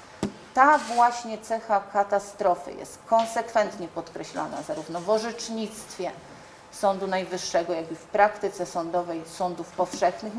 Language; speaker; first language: Polish; native; Polish